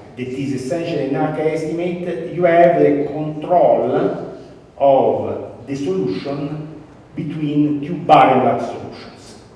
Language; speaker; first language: English; non-native, fluent; Italian